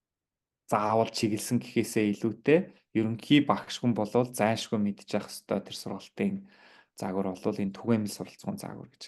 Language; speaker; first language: Mongolian; native; Mongolian